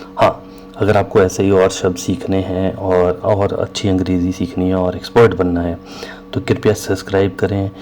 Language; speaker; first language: Hindi; native; Hindi